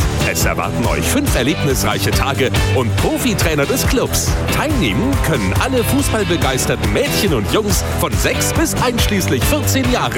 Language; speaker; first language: German; native; German